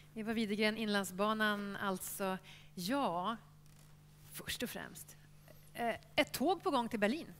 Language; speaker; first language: Swedish; native; Swedish